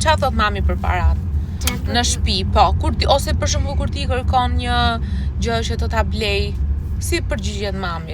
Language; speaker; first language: Albanian; native; Albanian